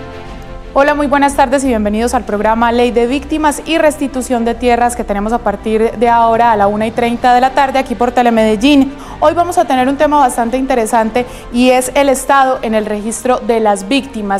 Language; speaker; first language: Spanish; native; Spanish